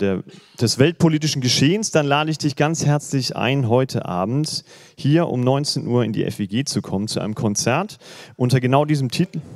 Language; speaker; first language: German; native; German